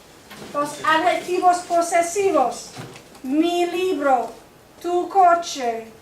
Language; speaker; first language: Spanish; non-native, fluent; English